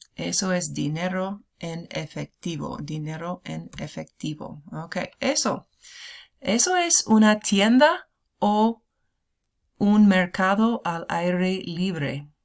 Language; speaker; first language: Spanish; non-native, fluent; English